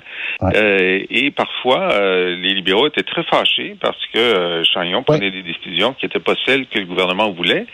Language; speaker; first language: French; native; French